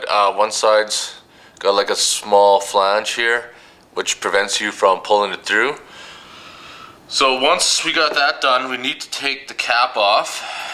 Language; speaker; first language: English; native; English